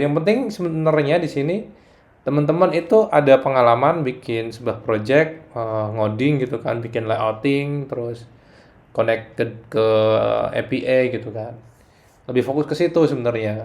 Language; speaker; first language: Indonesian; native; Indonesian